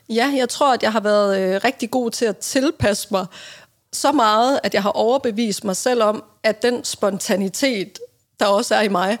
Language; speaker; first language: Danish; native; Danish